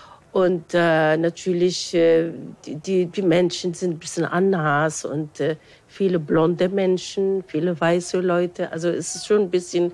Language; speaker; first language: German; non-native, fluent; Arabic